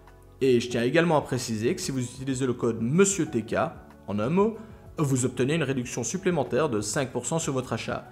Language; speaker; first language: French; native; French